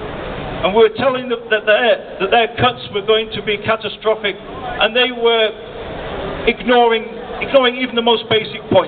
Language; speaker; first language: English; native; English